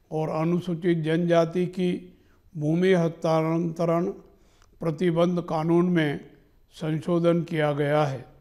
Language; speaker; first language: Hindi; native; Hindi